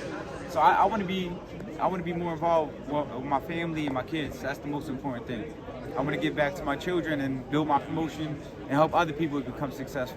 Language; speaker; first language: English; native; English